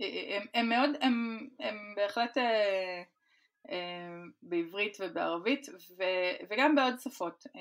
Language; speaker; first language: Hebrew; native; Hebrew